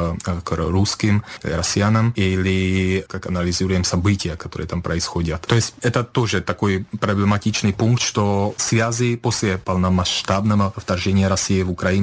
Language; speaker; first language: Russian; non-native, fluent; Czech